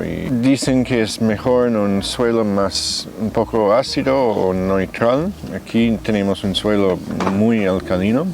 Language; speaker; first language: Spanish; non-native, fluent; English